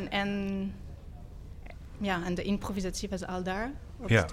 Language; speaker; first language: Dutch; non-native, fluent; French